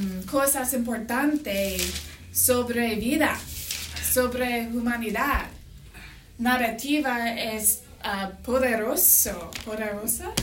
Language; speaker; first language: Spanish; non-native, learner; English